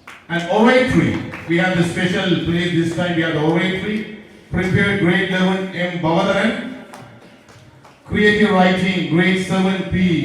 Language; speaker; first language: English; non-native, local second language; Tamil